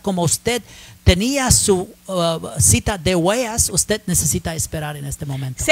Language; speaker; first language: Spanish; non-native, learner; English